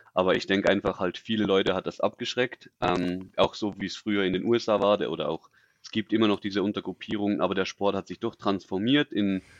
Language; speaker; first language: German; native; German